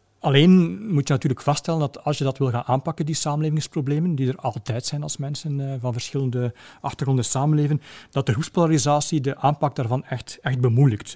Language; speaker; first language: Dutch; native; Dutch